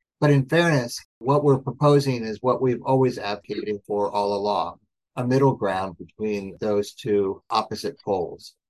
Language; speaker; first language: English; native; English